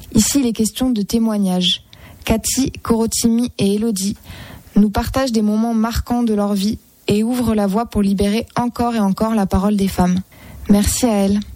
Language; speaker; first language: French; native; French